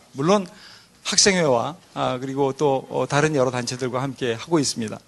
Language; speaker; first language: Korean; native; Korean